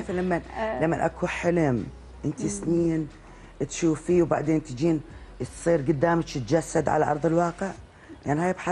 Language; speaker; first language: Arabic; native; Arabic